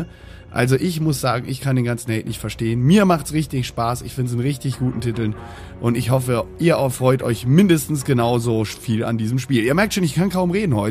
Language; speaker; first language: German; native; German